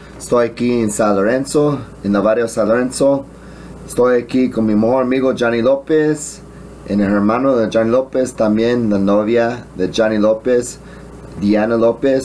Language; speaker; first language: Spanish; early bilingual, heritage; English